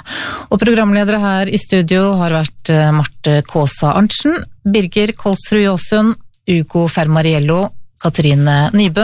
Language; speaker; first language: Norwegian; native; Norwegian